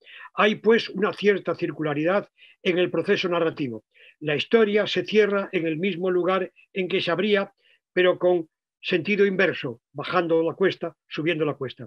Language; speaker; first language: Spanish; native; Spanish